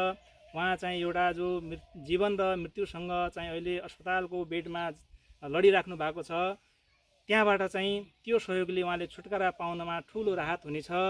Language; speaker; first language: Nepali; native; Nepali